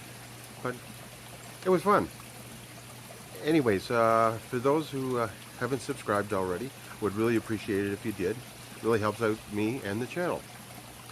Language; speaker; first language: English; native; English